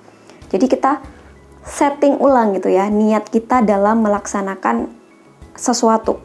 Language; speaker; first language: Indonesian; native; Indonesian